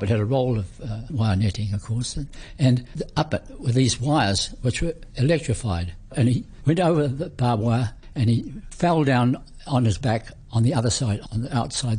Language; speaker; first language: English; native; English